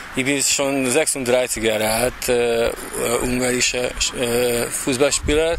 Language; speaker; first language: German; non-native, learner; Hungarian